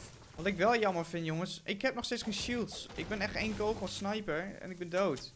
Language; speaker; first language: Dutch; native; Dutch